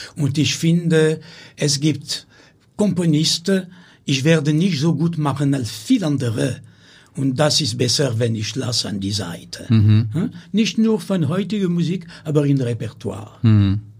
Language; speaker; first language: German; non-native, learner; French